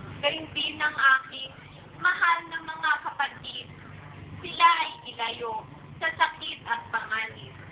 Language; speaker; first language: Filipino; native; Filipino